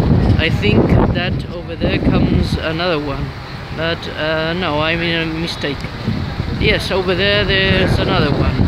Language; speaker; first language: English; non-native, learner; Spanish